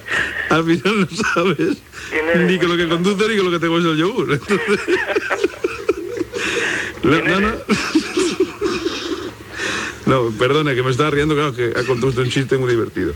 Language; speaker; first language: Spanish; native; Spanish